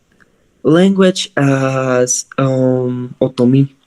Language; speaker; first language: English; non-native, fluent; Spanish